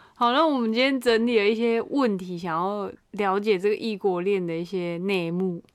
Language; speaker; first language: Chinese; native; Chinese